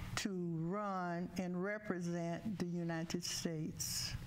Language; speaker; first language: English; native; English